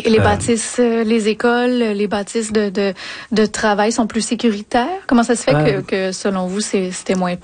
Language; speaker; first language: French; native; French